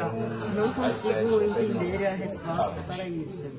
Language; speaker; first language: Portuguese; native; Portuguese